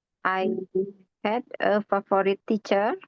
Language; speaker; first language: English; non-native, learner; Indonesian